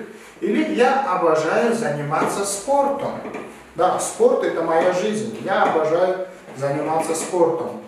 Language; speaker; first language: Russian; non-native, local second language; Uzbek